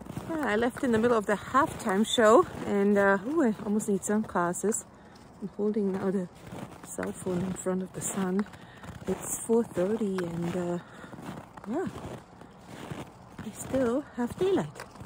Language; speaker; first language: English; non-native, fluent; German